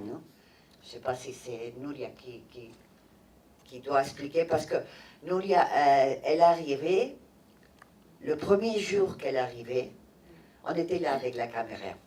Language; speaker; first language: French; non-native, fluent; Catalan